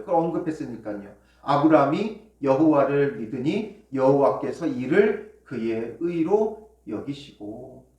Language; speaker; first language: Korean; native; Korean